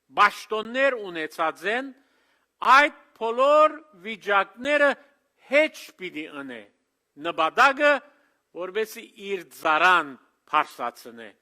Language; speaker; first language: Armenian; early bilingual, heritage; Armenian